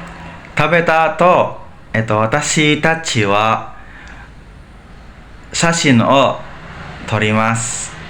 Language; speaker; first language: Japanese; non-native, learner; Indonesian